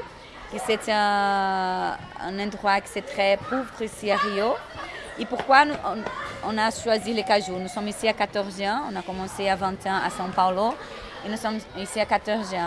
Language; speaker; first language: French; non-native, fluent; Portuguese